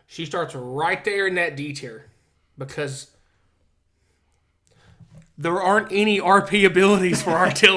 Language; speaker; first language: English; native; English